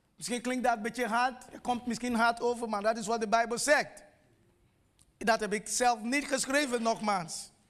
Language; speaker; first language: Dutch; non-native, fluent; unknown